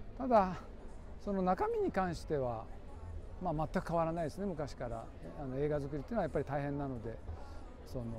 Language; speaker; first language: Japanese; native; Japanese